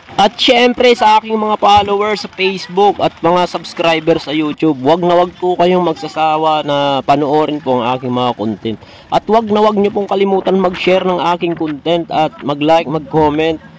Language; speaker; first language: Filipino; non-native, local second language; Bikol